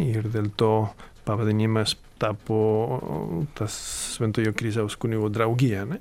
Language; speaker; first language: Lithuanian; non-native, fluent; Catalan